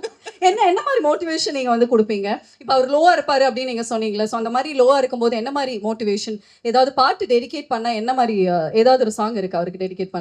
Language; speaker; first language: Tamil; native; Tamil